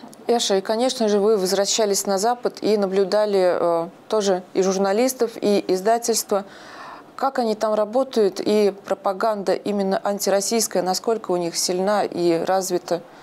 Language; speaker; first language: Russian; native; Russian